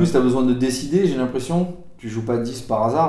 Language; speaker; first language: French; native; French